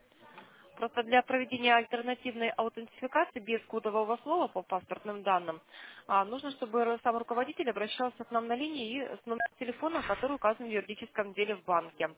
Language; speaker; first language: Russian; native; Russian